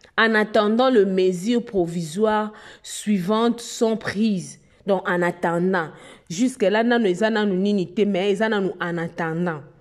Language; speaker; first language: French; non-native, local second language; Lingala